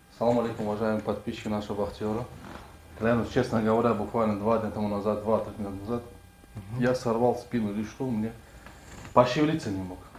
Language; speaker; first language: Russian; non-native, fluent; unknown